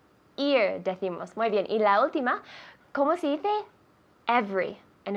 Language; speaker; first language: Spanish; non-native, fluent; English